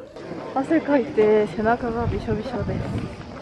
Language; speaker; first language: Japanese; native; Japanese